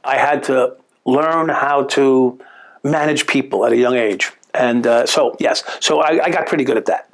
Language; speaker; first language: English; native; English